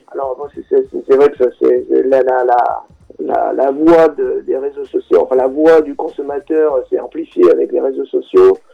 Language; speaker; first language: French; native; French